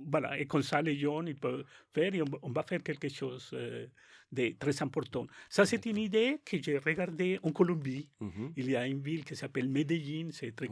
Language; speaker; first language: French; non-native, learner; Spanish